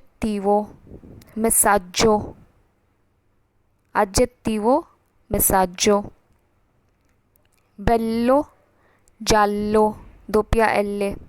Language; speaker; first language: Italian; non-native, fluent; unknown